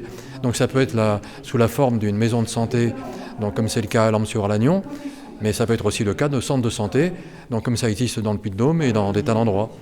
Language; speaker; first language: French; native; French